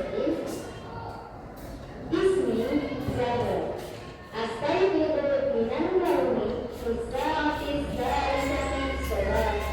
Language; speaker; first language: Arabic; non-native, learner; Indonesian